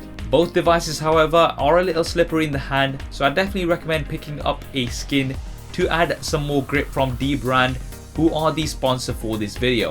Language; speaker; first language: English; native; English